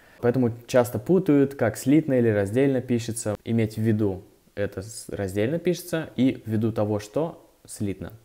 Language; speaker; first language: Russian; native; Russian